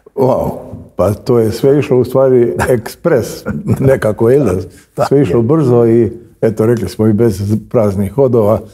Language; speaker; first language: Croatian; native; Croatian